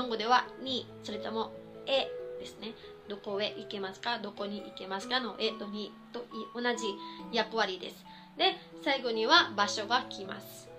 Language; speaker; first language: Japanese; non-native, fluent; Filipino